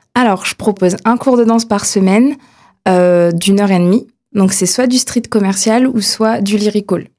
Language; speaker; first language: French; native; French